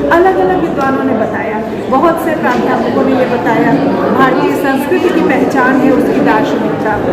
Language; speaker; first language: Hindi; native; Hindi